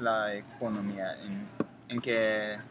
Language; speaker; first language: Spanish; non-native, learner; English